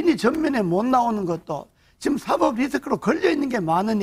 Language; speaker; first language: Korean; native; Korean